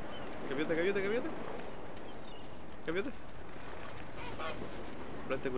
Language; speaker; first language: Spanish; native; Spanish